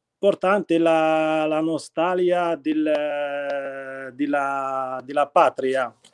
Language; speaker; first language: Italian; non-native, fluent; Arabic